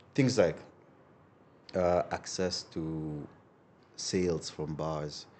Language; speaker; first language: English; non-native, local second language; Luo (Kenya and Tanzania)